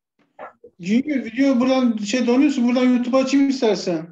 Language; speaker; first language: Turkish; native; Turkish